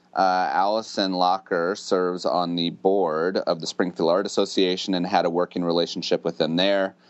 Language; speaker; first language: English; native; English